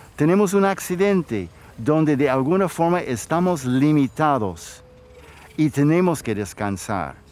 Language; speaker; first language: Spanish; non-native, fluent; English